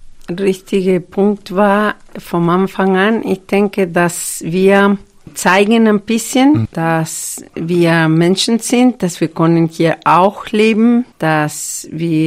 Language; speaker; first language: German; non-native, fluent; Spanish